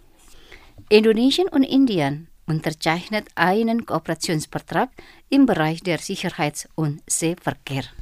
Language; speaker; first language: German; non-native, fluent; Indonesian